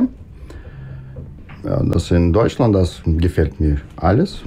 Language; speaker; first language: German; non-native, learner; Russian